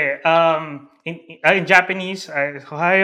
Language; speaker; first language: English; non-native, local second language; Filipino